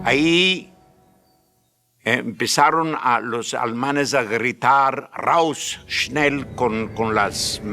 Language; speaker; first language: Spanish; non-native, fluent; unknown